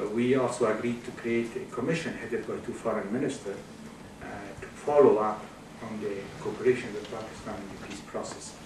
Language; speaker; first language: English; non-native, fluent; Persian